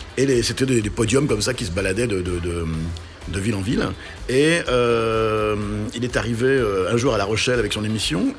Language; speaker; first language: French; non-native, local second language; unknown